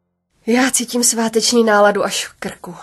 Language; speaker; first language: Czech; native; Czech